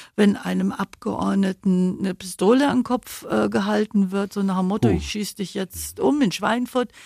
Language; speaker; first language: German; native; German